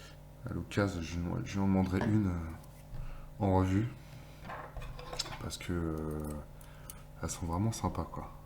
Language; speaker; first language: French; native; French